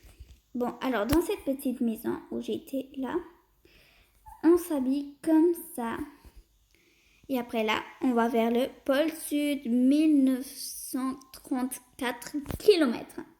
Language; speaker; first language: French; early bilingual, other home language; Portuguese